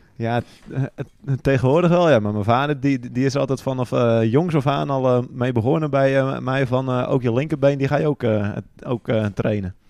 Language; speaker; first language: Dutch; native; Dutch